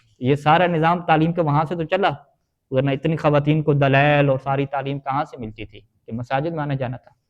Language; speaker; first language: Urdu; native; Urdu